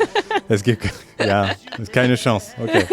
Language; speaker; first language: German; non-native, learner; French